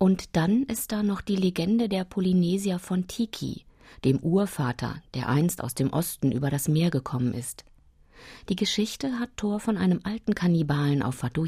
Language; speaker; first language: German; native; German